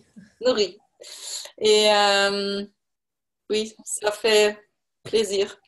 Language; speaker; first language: French; non-native, learner; German